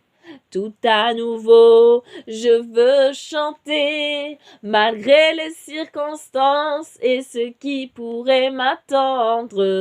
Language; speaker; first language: French; native; French